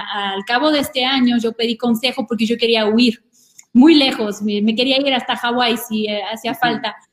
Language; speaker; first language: Spanish; non-native, fluent; French